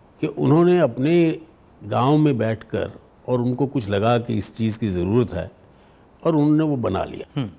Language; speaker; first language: Hindi; native; Hindi